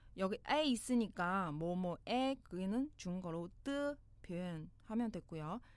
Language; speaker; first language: Korean; non-native, fluent; Chinese